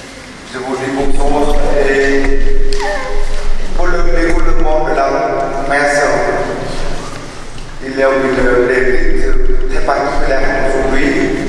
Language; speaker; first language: French; non-native, fluent; Vietnamese